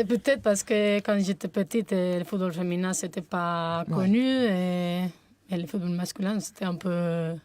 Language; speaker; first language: French; non-native, fluent; Spanish